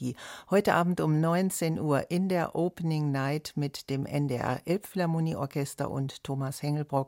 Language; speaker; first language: German; native; German